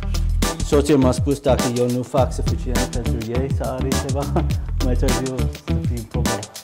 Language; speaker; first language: Romanian; non-native, learner; English